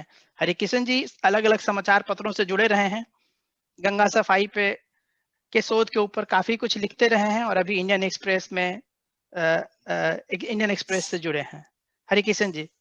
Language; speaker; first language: Hindi; native; Hindi